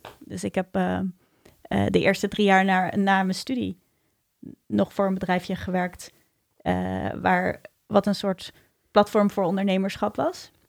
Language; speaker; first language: Dutch; native; Dutch